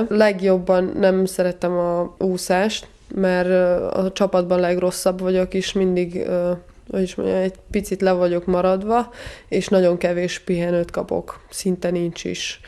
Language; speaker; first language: Hungarian; non-native, fluent; Serbian